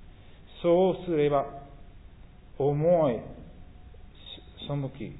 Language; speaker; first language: Japanese; non-native, fluent; English